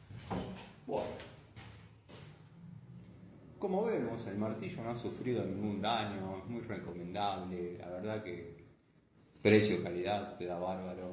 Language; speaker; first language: Spanish; native; Spanish